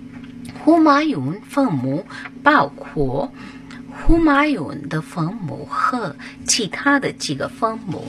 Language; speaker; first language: Chinese; non-native, learner; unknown